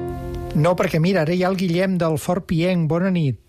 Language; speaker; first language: Catalan; native; Catalan